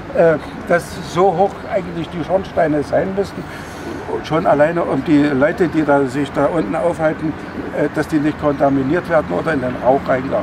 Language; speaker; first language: German; native; German